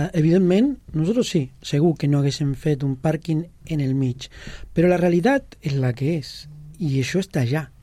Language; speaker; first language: Catalan; non-native, local second language; Spanish